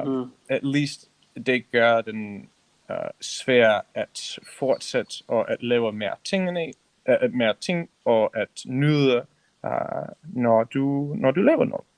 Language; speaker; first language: Danish; non-native, learner; English